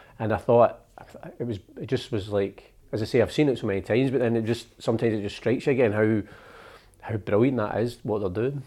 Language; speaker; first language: English; native; English